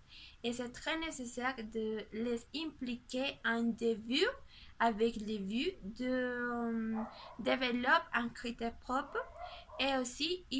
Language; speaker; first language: French; non-native, learner; Spanish